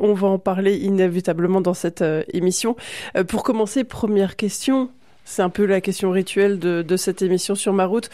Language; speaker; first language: French; native; French